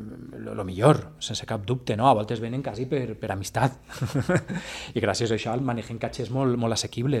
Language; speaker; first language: Catalan; native; Catalan